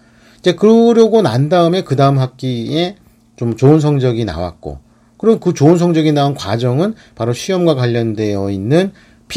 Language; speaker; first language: Korean; native; Korean